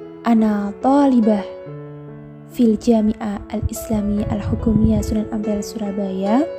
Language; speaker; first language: Arabic; non-native, learner; Indonesian